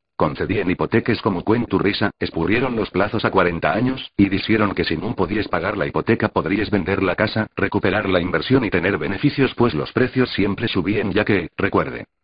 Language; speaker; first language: Asturian; non-native, local second language; Spanish